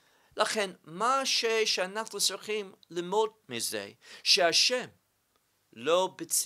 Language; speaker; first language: Hebrew; non-native, fluent; English